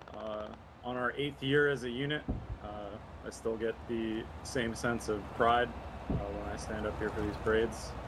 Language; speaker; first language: English; native; English